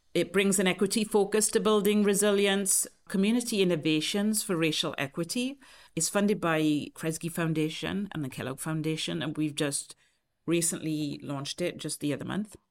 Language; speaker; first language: English; native; English